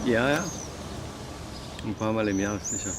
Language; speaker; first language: German; non-native, fluent; Spanish